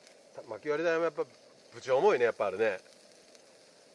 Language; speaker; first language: Japanese; native; Japanese